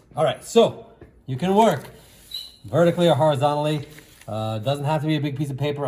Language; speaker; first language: English; native; English